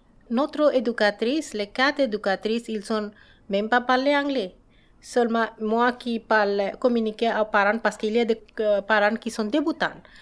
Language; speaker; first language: French; non-native, learner; Bangla